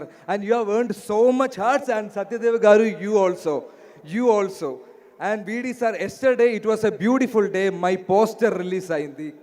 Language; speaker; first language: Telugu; non-native, learner; Malayalam